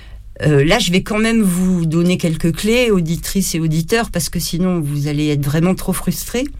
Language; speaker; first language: French; native; French